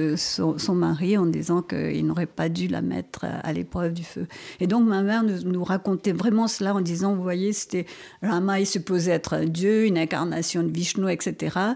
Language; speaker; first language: French; non-native, local second language; Morisyen